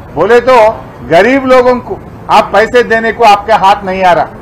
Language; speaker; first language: Hindi; non-native, local second language; Telugu